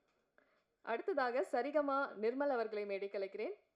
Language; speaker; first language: Tamil; native; Tamil